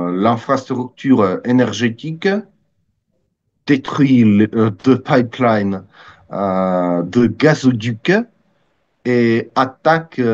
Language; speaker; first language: French; non-native, fluent; Russian